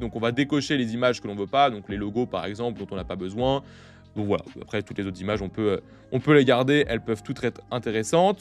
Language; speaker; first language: French; native; French